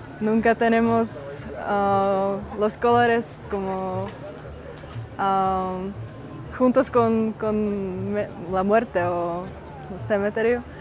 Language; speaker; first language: Spanish; non-native, fluent; Czech